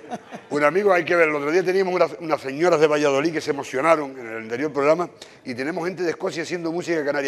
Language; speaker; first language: Spanish; native; Spanish